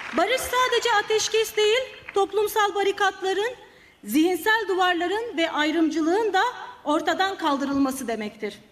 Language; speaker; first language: Turkish; non-native, local second language; Kurdish